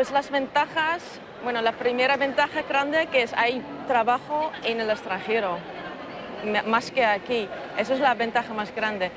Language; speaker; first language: Spanish; non-native, fluent; Dutch